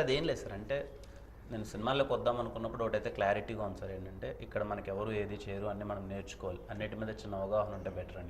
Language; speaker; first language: Telugu; native; Telugu